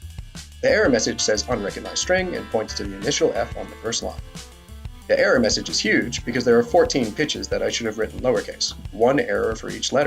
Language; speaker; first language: English; native; English